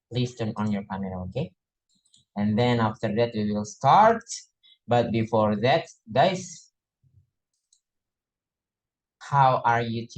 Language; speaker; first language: English; non-native, fluent; Indonesian